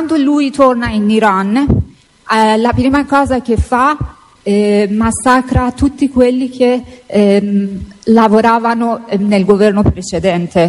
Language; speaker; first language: Italian; non-native, fluent; Persian